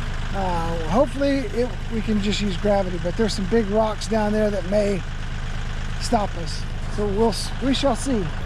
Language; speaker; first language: English; native; English